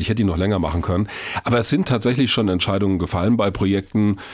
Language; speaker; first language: German; native; German